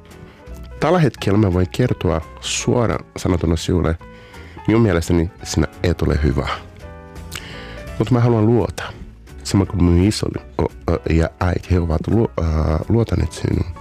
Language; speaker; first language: Finnish; non-native, fluent; Portuguese